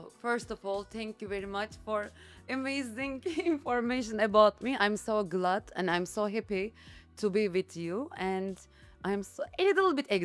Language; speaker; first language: English; non-native, learner; Turkish